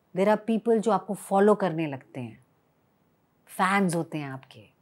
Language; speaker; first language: Hindi; native; Hindi